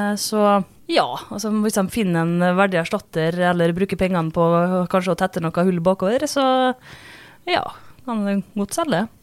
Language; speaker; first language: Norwegian; native; Norwegian